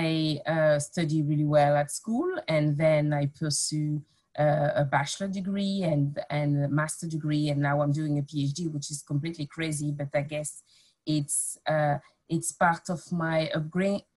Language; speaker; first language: English; non-native, fluent; French